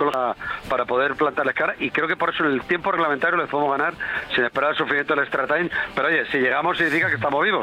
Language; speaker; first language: Spanish; native; Spanish